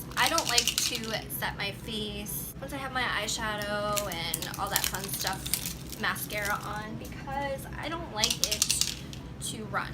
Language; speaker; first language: English; native; English